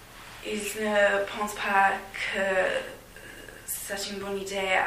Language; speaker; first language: French; non-native, learner; English